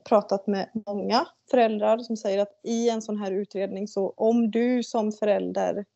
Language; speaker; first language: Swedish; native; Swedish